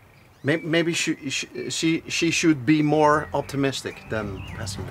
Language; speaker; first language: English; non-native, fluent; Dutch